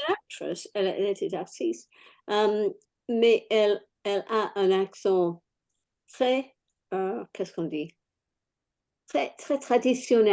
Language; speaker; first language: French; non-native, fluent; English